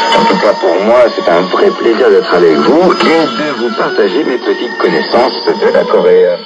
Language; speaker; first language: French; native; French